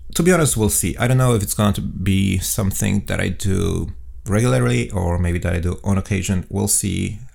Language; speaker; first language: English; non-native, fluent; Polish